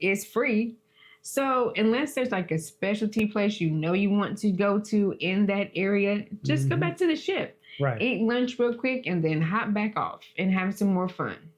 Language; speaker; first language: English; native; English